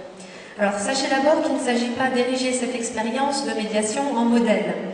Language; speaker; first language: French; native; French